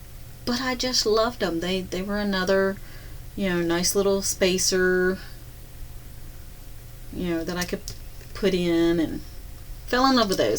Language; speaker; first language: English; native; English